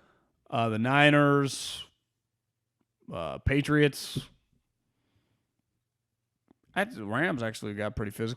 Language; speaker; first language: English; native; English